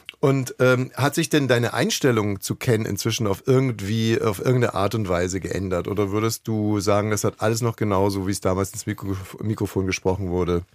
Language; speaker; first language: German; native; German